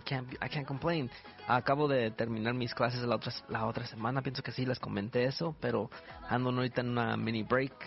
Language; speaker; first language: Spanish; early bilingual, heritage; Spanish